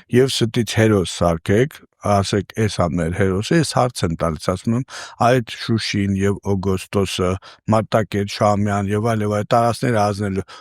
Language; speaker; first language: Armenian; native; Armenian